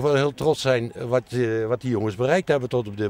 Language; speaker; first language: Dutch; native; Dutch